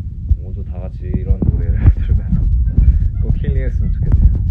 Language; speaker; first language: Korean; early bilingual, heritage; English